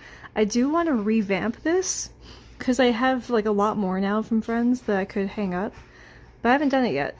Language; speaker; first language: English; native; English